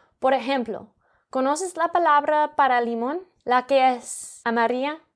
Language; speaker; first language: Spanish; non-native, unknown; English